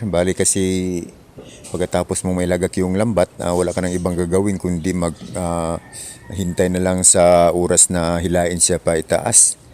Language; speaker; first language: Filipino; non-native, local second language; Cebuano